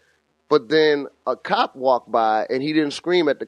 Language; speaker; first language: English; native; English